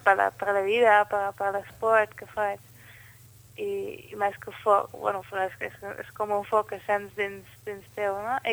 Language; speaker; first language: Catalan; non-native, fluent; Dutch